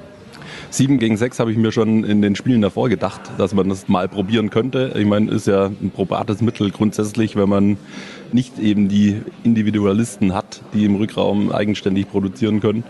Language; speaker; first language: German; native; German